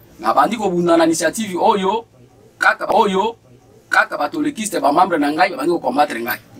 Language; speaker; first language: Lingala; native; Lingala